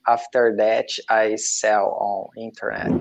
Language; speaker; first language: English; non-native, learner; Portuguese